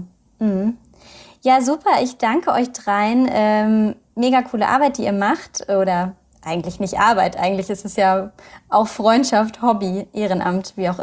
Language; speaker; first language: German; native; German